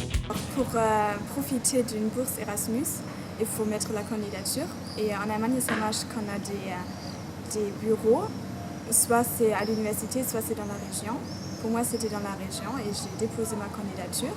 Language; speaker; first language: French; non-native, fluent; German